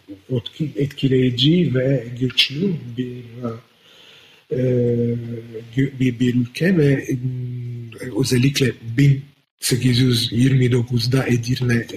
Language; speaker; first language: Turkish; non-native, fluent; Italian